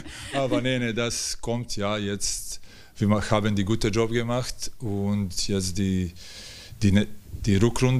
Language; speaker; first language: German; non-native, learner; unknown